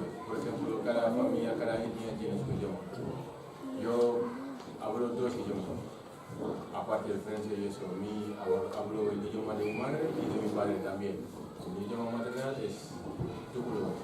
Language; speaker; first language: Spanish; non-native, fluent; Fula